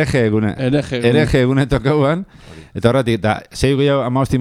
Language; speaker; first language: Basque; native; Basque